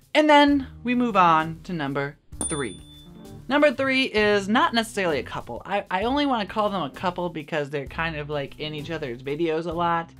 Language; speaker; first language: English; native; English